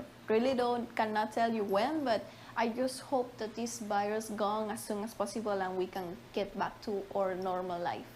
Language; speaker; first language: English; non-native, fluent; Spanish